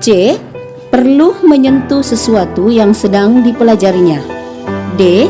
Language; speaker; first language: Indonesian; non-native, local second language; Buginese